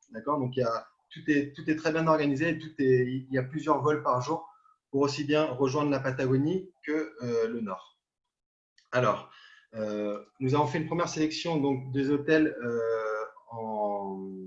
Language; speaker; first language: French; native; French